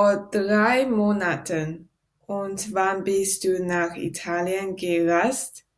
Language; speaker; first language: German; non-native, learner; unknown